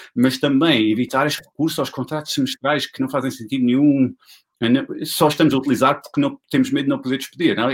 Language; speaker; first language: Portuguese; non-native, fluent; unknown